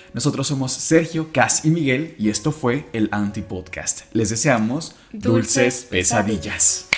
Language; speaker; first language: Spanish; native; Spanish